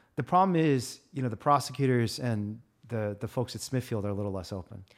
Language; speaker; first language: English; native; English